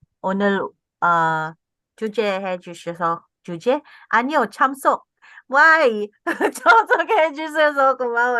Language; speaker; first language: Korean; non-native, learner; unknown